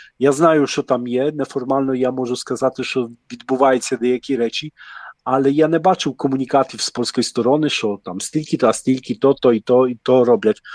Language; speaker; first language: Polish; non-native, learner; Ukrainian